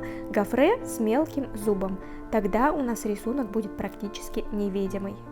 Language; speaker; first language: Russian; native; Russian